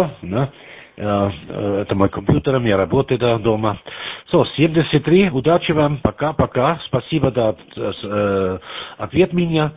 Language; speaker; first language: Russian; non-native, learner; German